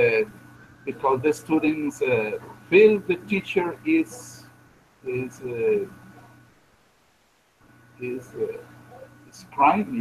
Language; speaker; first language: English; non-native, learner; Spanish